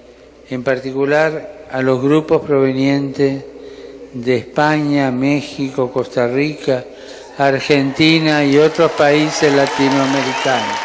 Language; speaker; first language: Spanish; native; Spanish